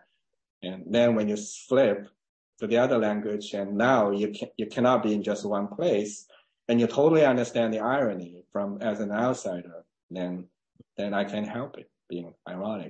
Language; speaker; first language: English; non-native, fluent; Chinese